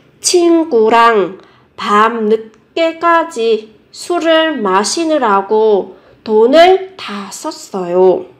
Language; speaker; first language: Korean; non-native, fluent; Vietnamese